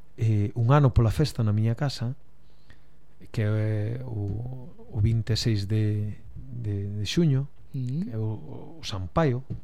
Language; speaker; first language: Galician; native; Galician